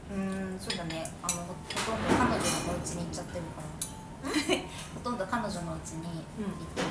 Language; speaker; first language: Japanese; native; Japanese